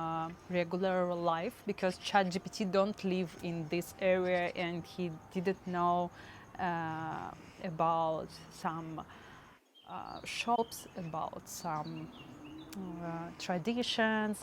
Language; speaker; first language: English; non-native, learner; Russian